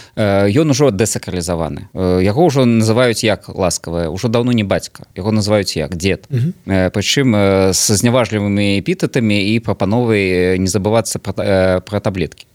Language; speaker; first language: Belarusian; non-native, local second language; Russian